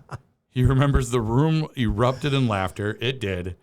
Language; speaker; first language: English; native; English